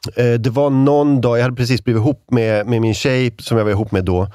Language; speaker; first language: Swedish; native; Swedish